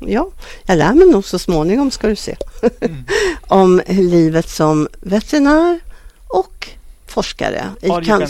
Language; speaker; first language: Swedish; native; Swedish